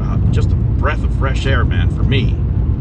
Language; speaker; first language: English; native; English